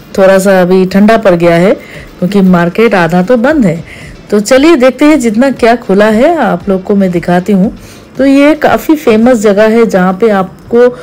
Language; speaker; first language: Hindi; non-native, local second language; Bangla